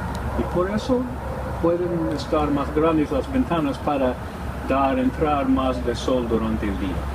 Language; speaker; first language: Spanish; non-native, fluent; English